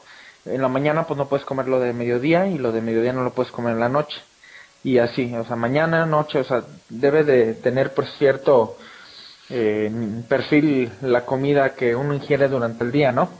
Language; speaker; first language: Spanish; native; Spanish